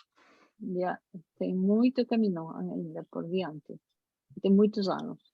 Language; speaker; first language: Portuguese; non-native, fluent; Spanish